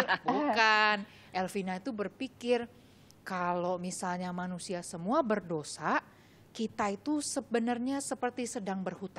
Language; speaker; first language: Indonesian; native; Indonesian